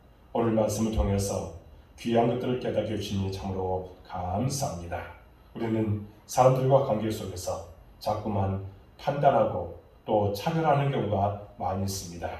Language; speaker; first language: Korean; native; Korean